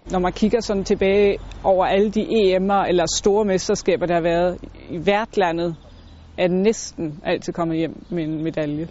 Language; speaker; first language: Danish; early bilingual, heritage; Danish